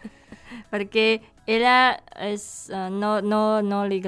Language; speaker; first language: Catalan; non-native, fluent; Indonesian